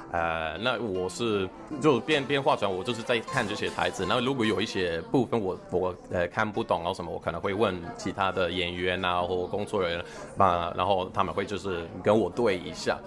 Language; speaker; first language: Chinese; non-native, fluent; Swedish